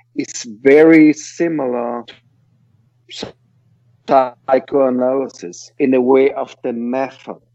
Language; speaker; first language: English; non-native, fluent; German